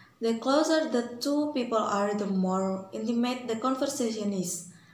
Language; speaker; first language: English; non-native, fluent; Indonesian